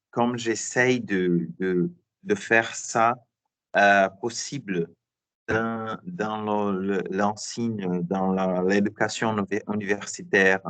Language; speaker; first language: French; non-native, learner; Portuguese